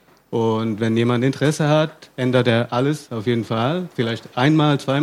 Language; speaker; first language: German; non-native, fluent; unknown